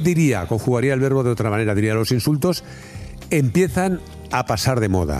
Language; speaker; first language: Spanish; native; Spanish